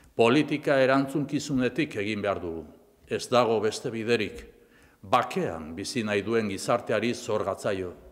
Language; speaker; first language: Basque; non-native, local second language; Spanish